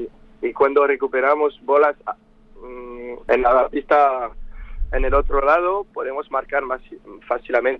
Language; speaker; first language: Spanish; non-native, fluent; French